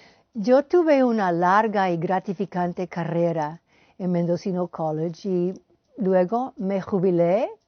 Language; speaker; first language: Spanish; non-native, fluent; English